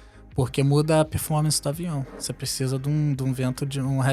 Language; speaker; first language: Portuguese; native; Portuguese